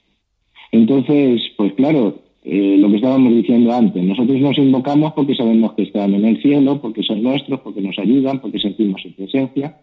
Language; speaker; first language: Spanish; native; Spanish